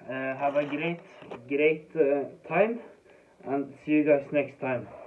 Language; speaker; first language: English; non-native, fluent; Danish